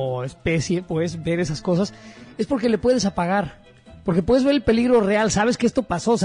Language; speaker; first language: Spanish; native; Spanish